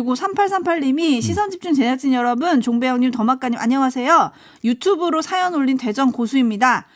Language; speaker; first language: Korean; native; Korean